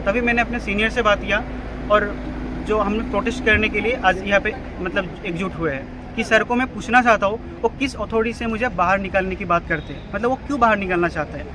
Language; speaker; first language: Hindi; non-native, local second language; Assamese